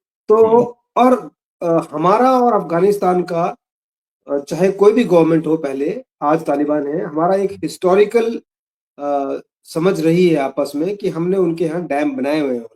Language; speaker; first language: Hindi; native; Hindi